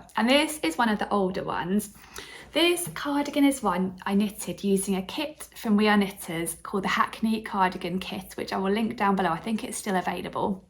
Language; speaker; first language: English; native; English